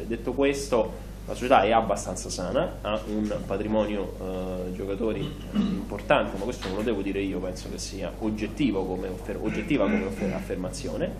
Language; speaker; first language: Italian; native; Italian